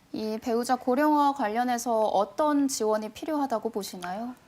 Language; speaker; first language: Korean; native; Korean